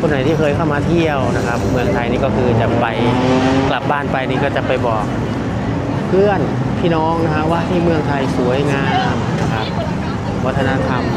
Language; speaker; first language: Thai; native; Thai